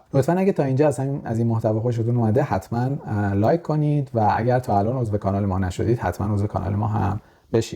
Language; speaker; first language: Persian; native; Persian